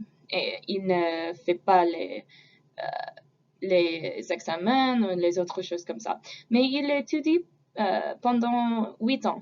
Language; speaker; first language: French; non-native, fluent; English